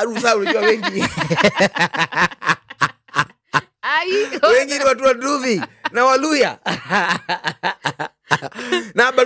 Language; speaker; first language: Swahili; non-native, local second language; Kikuyu